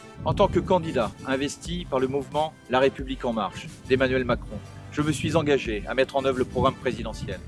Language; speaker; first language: French; native; French